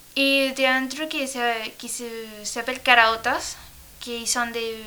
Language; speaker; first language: French; non-native, learner; Spanish